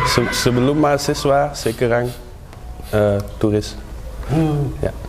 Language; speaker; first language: Indonesian; non-native, learner; Dutch